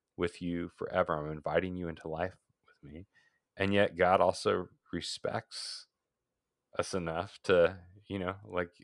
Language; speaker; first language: English; native; English